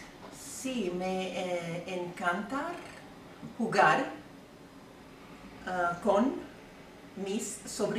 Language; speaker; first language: Spanish; non-native, learner; English